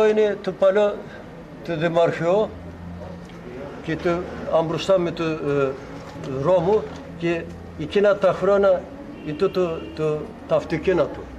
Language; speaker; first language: Greek; early bilingual, heritage; Greek